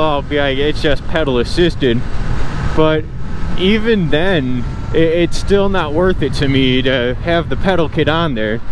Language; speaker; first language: English; native; English